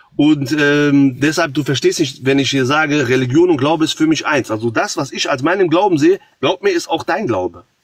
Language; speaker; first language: German; early bilingual, other home language; Croatian